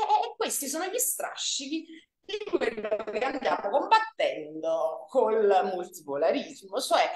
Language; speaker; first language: Italian; native; Italian